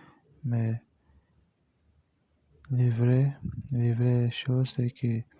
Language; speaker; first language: French; non-native, learner; Portuguese